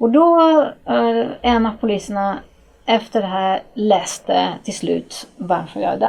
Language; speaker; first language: Swedish; non-native, fluent; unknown